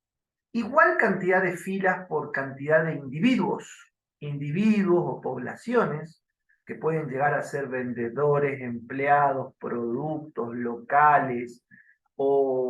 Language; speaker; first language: Spanish; native; Spanish